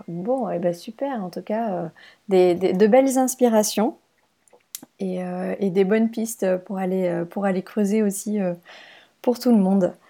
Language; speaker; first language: French; native; French